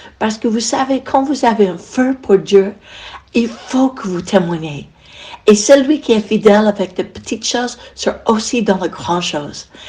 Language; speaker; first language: French; non-native, fluent; English